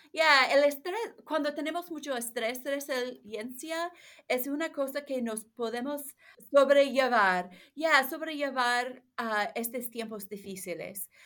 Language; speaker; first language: Spanish; non-native, learner; English